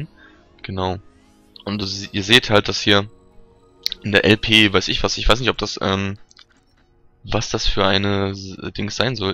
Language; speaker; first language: German; native; German